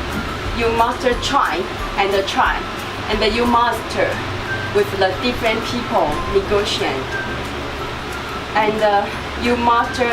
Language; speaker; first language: English; non-native, learner; Chinese